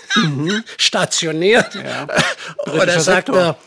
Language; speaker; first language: German; native; German